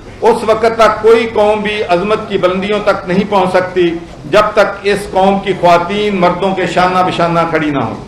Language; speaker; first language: Urdu; non-native, local second language; Punjabi